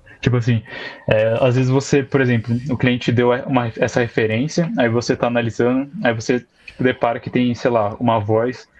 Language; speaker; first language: Portuguese; native; Portuguese